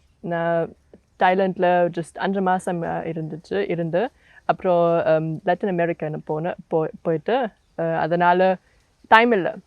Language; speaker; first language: Tamil; non-native, learner; German